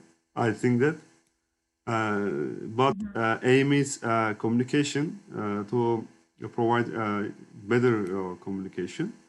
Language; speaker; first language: English; non-native, learner; Turkish